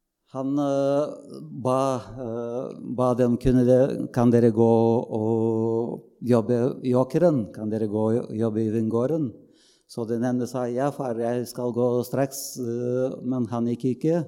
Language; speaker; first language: Norwegian; non-native, fluent; Bulgarian